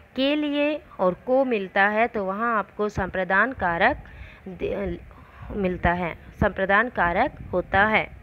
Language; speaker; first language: Hindi; native; Hindi